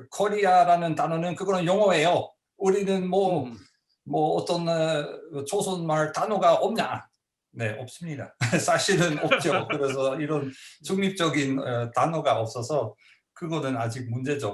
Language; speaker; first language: Korean; non-native, fluent; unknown